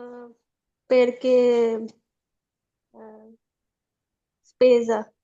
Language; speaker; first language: Italian; non-native, learner; Urdu